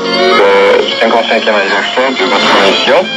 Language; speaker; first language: French; non-native, learner; Korean